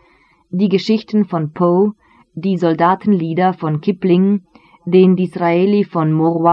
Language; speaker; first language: German; native; German